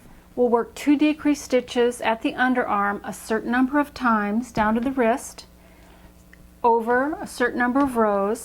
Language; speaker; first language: English; native; English